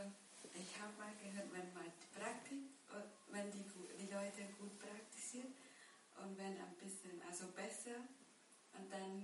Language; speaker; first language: German; non-native, learner; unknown